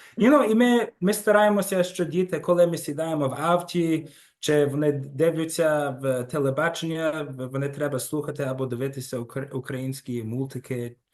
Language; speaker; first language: Ukrainian; early bilingual, heritage; Ukrainian